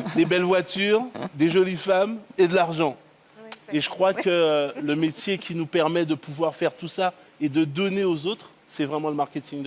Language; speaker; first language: French; native; French